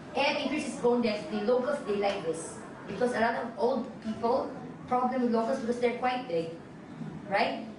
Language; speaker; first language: English; non-native, local second language; Filipino